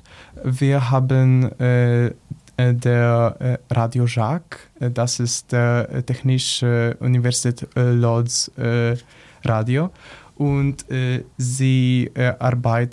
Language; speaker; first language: German; non-native, learner; Polish